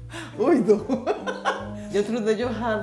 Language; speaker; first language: Swedish; non-native, learner; Spanish